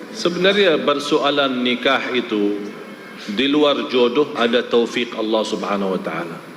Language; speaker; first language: Malay; non-native, fluent; Arabic